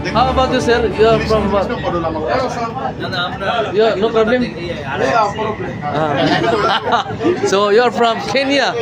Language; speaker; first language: English; non-native, learner; Filipino